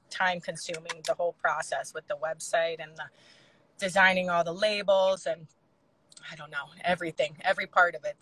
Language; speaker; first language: English; native; English